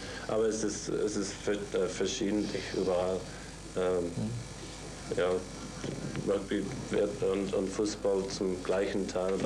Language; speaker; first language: German; non-native, fluent; English